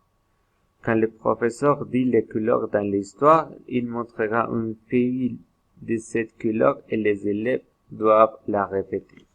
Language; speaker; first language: French; non-native, learner; Spanish